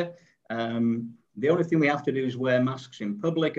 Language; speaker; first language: English; native; English